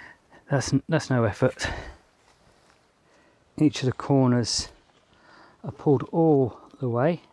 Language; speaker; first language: English; native; English